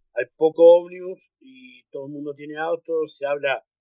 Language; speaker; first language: Spanish; native; Spanish